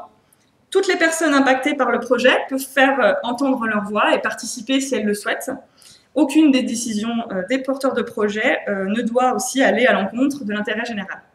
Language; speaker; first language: French; native; French